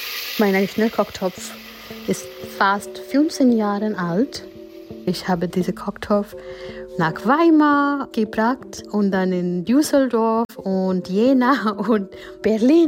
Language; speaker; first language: German; non-native, fluent; Gujarati